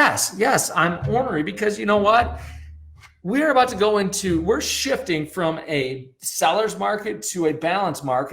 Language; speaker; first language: English; native; English